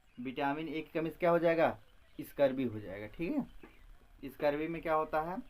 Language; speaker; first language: Hindi; native; Hindi